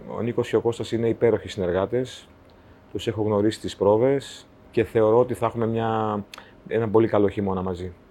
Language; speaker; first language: Greek; native; Greek